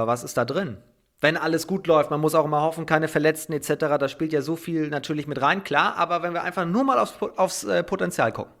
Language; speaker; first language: German; native; German